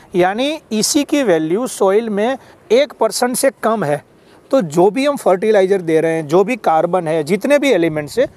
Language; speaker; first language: Hindi; non-native, local second language; Gujarati